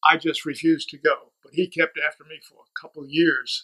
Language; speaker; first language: English; native; English